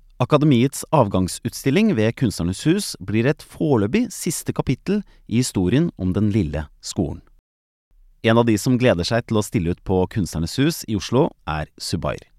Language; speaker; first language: Norwegian; native; Norwegian